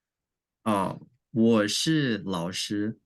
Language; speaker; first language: Chinese; non-native, learner; English